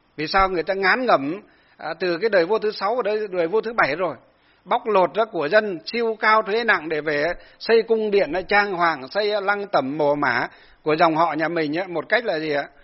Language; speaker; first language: Vietnamese; native; Vietnamese